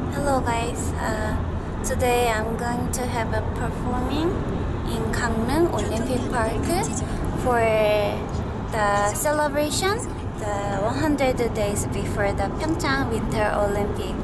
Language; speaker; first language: English; non-native, learner; Korean